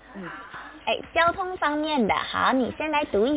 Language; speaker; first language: Chinese; native; Chinese